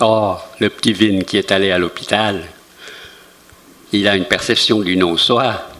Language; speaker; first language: French; non-native, fluent; Vietnamese